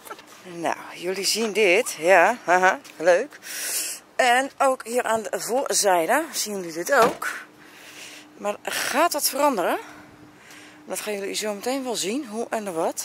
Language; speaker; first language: Dutch; native; Dutch